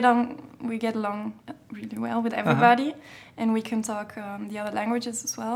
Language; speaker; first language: English; non-native, fluent; German